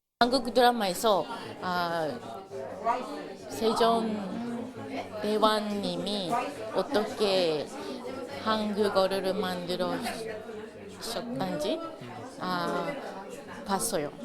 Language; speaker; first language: Korean; non-native, learner; Japanese